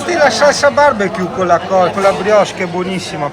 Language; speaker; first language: Italian; native; Italian